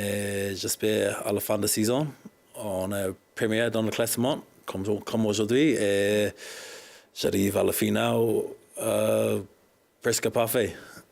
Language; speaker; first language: French; non-native, learner; English